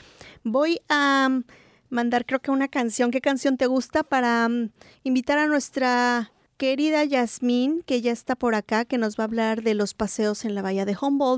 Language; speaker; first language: Spanish; native; Spanish